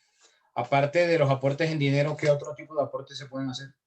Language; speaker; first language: Spanish; native; Spanish